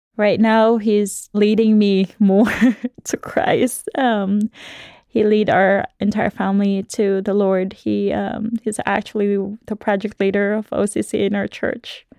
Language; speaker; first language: English; non-native, local second language; Cebuano